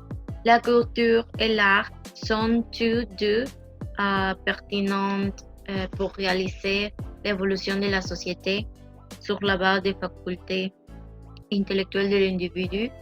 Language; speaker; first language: French; non-native, learner; Spanish